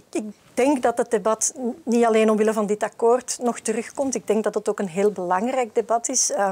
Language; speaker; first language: Dutch; native; Dutch